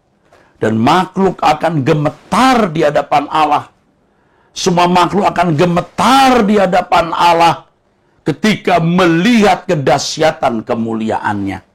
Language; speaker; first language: Indonesian; native; Indonesian